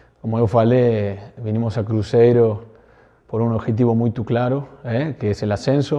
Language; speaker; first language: Portuguese; non-native, learner; Spanish